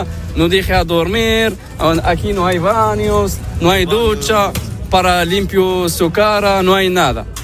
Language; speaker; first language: Spanish; non-native, learner; Arabic